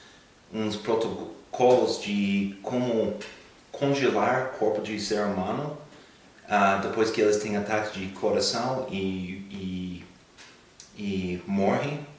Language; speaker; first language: Portuguese; non-native, fluent; English